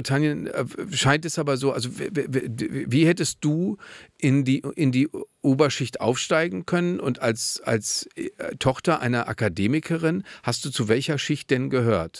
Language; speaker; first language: German; native; German